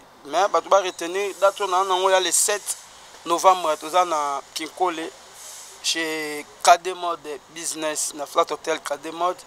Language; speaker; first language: French; non-native, local second language; Lingala